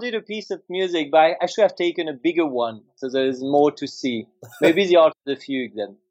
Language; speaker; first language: English; non-native, fluent; French